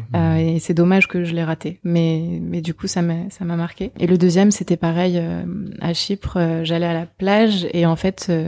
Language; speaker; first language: French; native; French